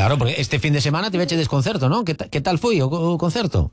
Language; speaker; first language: Spanish; non-native, local second language; Galician